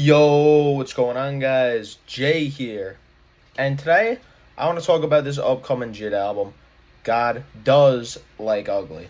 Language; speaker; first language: English; native; English